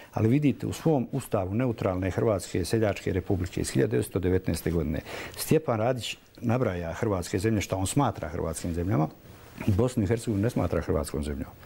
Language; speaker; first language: Croatian; native; Croatian